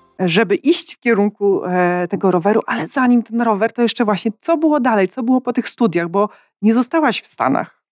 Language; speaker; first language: Polish; native; Polish